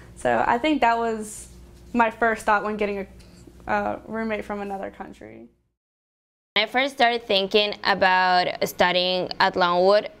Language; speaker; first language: English; non-native, fluent; Spanish